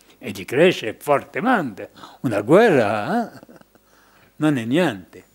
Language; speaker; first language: Italian; non-native, fluent; French